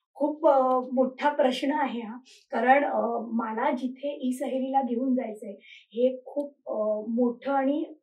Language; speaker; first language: Marathi; native; Marathi